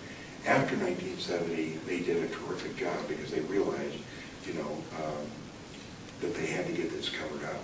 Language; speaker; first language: English; native; English